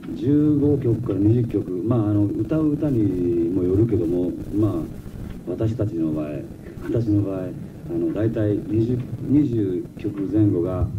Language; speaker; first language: Japanese; native; Japanese